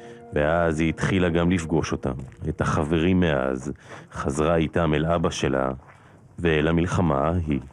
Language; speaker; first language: Hebrew; native; Hebrew